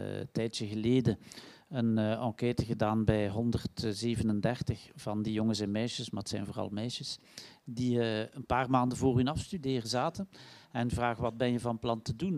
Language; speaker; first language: Dutch; native; Dutch